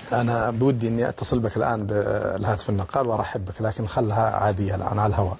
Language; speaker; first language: Arabic; native; Arabic